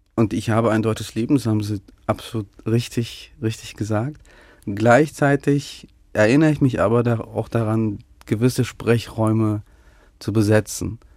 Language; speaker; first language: German; early bilingual, other home language; Russian